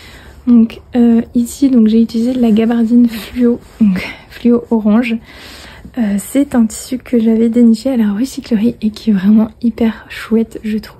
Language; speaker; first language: French; native; French